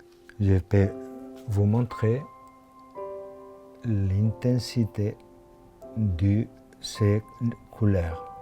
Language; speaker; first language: French; non-native, fluent; Spanish